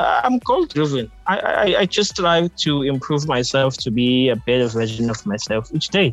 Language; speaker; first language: English; non-native, local second language; Zulu